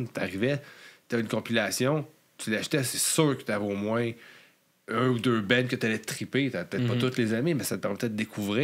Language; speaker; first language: French; native; French